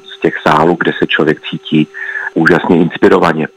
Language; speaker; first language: Czech; native; Czech